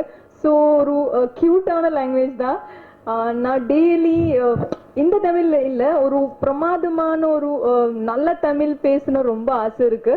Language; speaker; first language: Tamil; non-native, learner; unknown